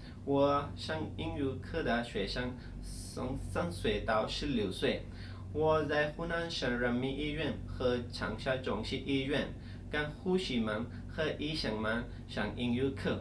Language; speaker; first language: Chinese; non-native, fluent; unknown